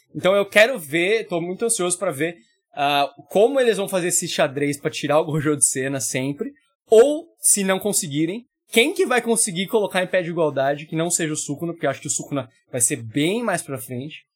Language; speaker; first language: Portuguese; native; Portuguese